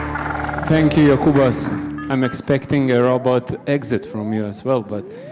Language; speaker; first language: English; non-native, fluent; Lithuanian